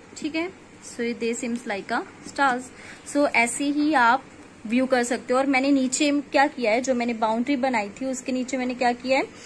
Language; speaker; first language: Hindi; non-native, local second language; Punjabi